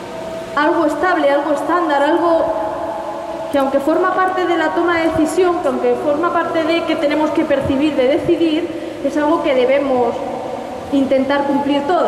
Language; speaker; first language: Spanish; native; Spanish